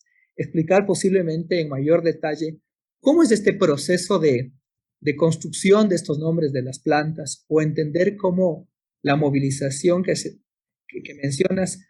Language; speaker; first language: Spanish; native; Spanish